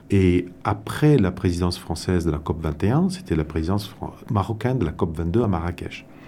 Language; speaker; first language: French; non-native, local second language; Tamil